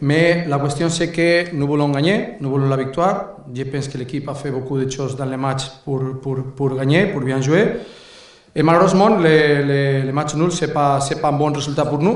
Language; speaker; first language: French; non-native, learner; Spanish